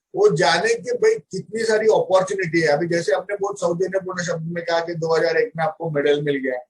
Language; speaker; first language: Hindi; non-native, local second language; Marathi